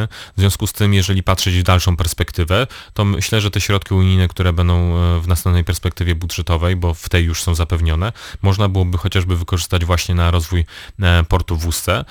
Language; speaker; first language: Polish; native; Polish